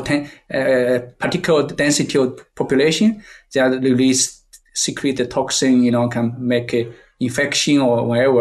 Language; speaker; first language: English; non-native, fluent; Chinese